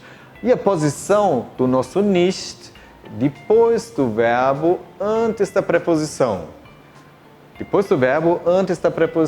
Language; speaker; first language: Portuguese; non-native, fluent; German